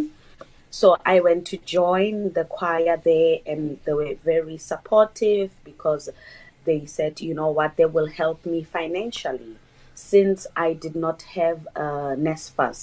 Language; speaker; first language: English; non-native, local second language; Northern Sotho